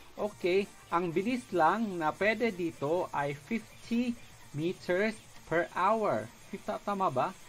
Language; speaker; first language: Filipino; native; Filipino